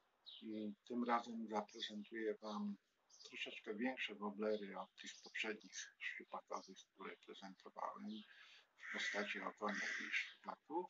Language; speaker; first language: Polish; native; Polish